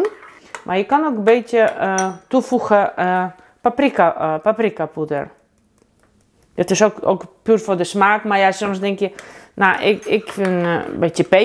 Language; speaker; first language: Dutch; non-native, fluent; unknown